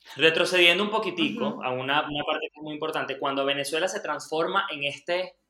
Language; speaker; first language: Spanish; native; Spanish